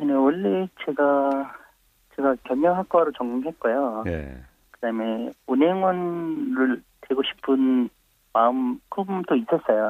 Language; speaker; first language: Korean; non-native, fluent; Nepali